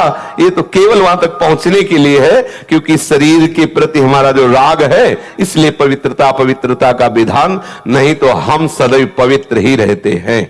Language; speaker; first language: Hindi; native; Hindi